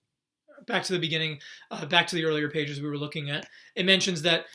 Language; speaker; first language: English; native; English